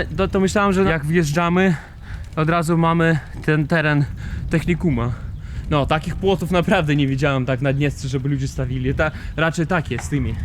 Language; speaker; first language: Polish; non-native, fluent; Russian